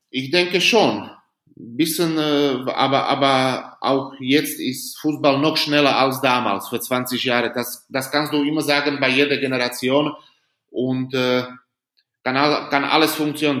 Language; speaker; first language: German; non-native, fluent; Slovak